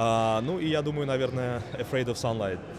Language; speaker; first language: Russian; native; Russian